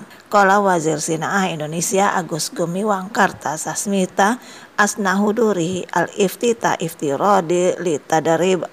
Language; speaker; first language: Arabic; non-native, fluent; Indonesian